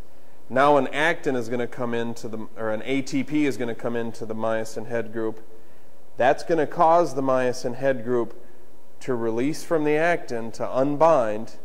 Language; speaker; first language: English; native; English